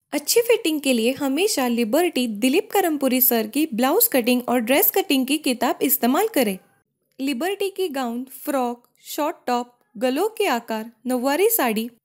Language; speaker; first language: Hindi; non-native, local second language; Marathi